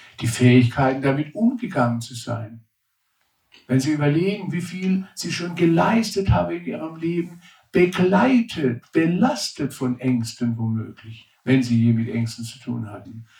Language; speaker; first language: German; native; German